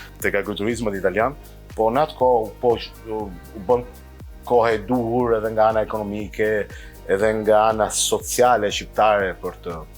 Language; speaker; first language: Albanian; native; Albanian